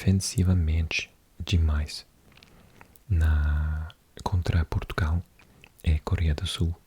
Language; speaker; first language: Portuguese; non-native, learner; English